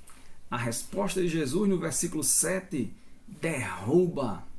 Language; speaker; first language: Portuguese; native; Portuguese